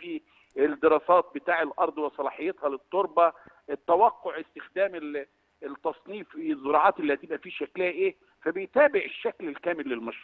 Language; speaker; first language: Arabic; native; Arabic